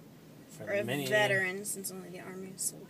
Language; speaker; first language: English; native; English